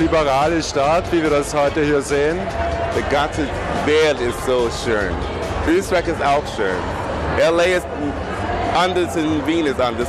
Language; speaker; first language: German; non-native, fluent; English